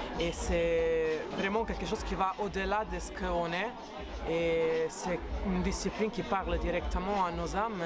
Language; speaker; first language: French; non-native, fluent; Italian